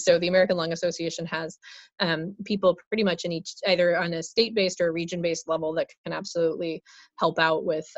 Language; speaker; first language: English; native; English